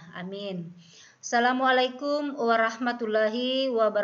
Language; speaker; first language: Indonesian; native; Indonesian